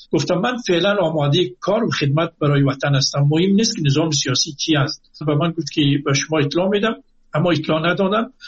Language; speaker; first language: Persian; native; Persian